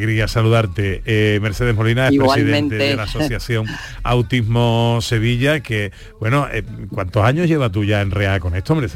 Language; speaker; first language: Spanish; native; Spanish